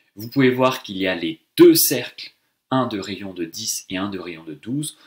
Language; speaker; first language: French; native; French